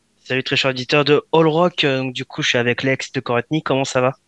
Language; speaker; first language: French; native; French